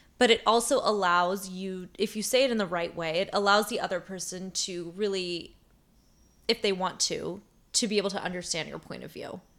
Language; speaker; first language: English; native; English